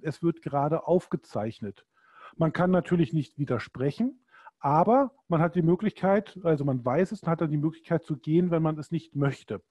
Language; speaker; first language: German; native; German